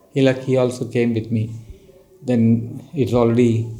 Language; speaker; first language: English; non-native, local second language; Marathi